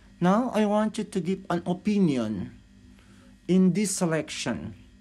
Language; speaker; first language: English; non-native, local second language; Filipino